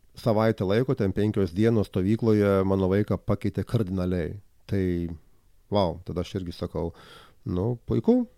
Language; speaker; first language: Lithuanian; native; Lithuanian